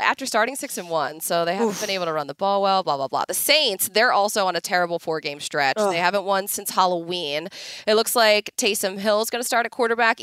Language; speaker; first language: English; native; English